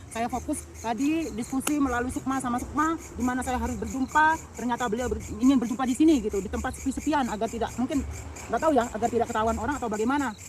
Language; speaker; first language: Indonesian; non-native, local second language; Madurese